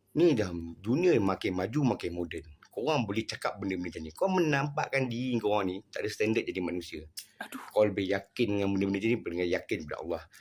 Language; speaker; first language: Malay; native; Malay